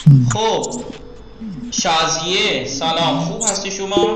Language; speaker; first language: Persian; non-native, fluent; Urdu